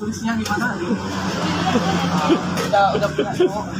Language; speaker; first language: Indonesian; non-native, local second language; Hakka Chinese